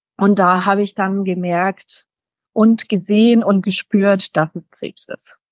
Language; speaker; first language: German; early bilingual, heritage; German